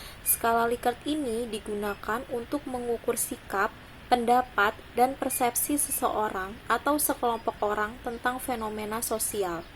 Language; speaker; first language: Indonesian; native; Indonesian